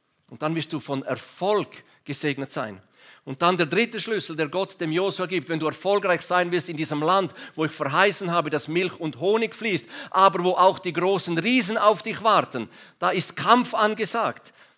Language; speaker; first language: German; non-native, local second language; Romansh